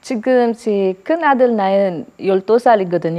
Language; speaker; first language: Korean; non-native, learner; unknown